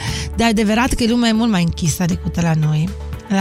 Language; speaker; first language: Romanian; non-native, fluent; Italian